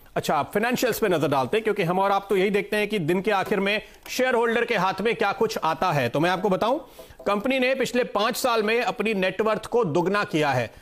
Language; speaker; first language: Hindi; native; Hindi